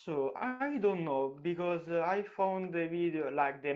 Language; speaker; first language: English; non-native, learner; Italian